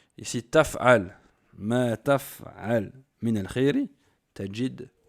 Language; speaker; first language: Arabic; non-native, fluent; French